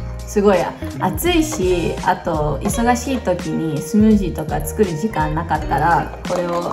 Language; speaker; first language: Japanese; early bilingual, heritage; Japanese